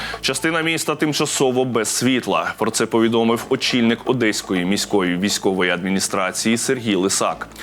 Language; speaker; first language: Ukrainian; native; Ukrainian